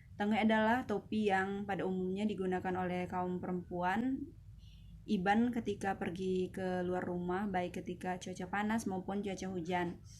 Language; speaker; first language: Indonesian; non-native, local second language; Malay